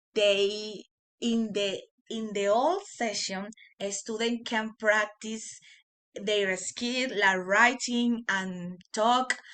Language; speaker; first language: English; non-native, learner; Spanish